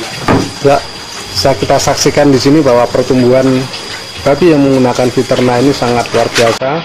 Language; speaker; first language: Indonesian; native; Indonesian